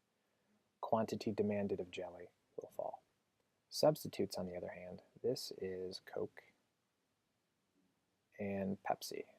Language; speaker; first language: English; native; English